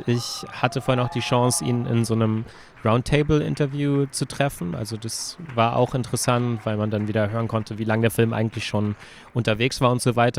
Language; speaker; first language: German; native; German